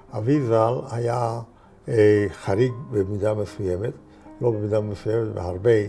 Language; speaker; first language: Hebrew; non-native, fluent; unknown